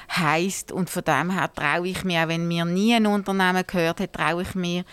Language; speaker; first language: German; native; German